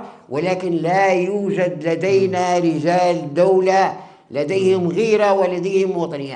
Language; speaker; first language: Arabic; native; Arabic